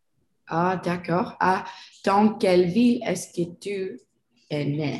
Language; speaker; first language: French; non-native, learner; Spanish